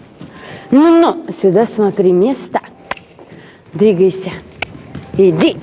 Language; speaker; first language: Russian; native; Russian